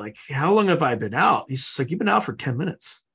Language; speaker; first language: English; native; English